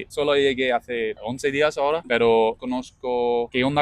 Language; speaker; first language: Spanish; non-native, learner; English